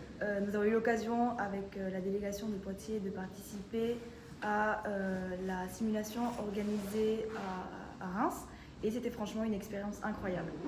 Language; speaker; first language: French; non-native, fluent; Spanish